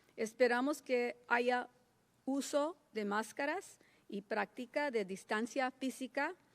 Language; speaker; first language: Spanish; early bilingual, heritage; Spanish